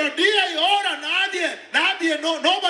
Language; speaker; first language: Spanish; non-native, learner; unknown